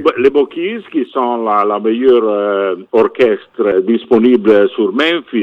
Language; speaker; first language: French; non-native, fluent; Italian